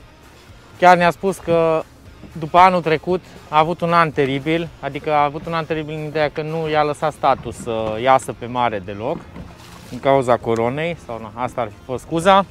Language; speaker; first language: Romanian; native; Romanian